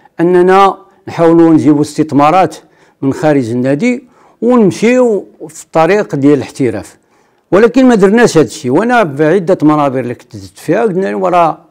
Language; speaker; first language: Arabic; native; Arabic